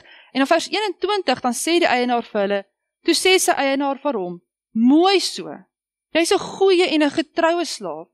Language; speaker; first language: Afrikaans; native; Afrikaans